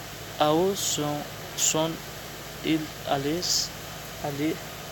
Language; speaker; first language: French; non-native, learner; Spanish